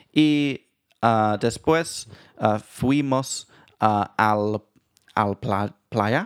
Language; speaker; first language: Spanish; non-native, learner; English